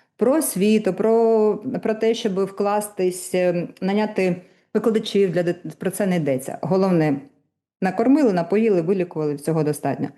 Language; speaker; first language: Ukrainian; non-native, local second language; Russian